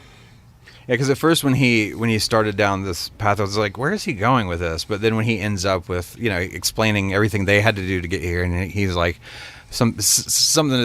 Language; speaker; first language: English; native; English